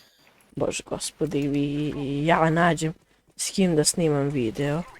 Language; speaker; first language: Bosnian; native; Bosnian